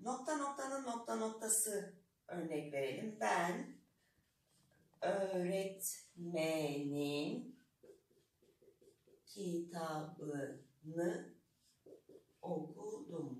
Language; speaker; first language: Turkish; non-native, fluent; Arabic